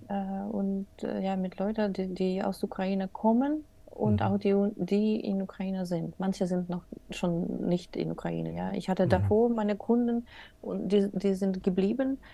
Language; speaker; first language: German; non-native, learner; Russian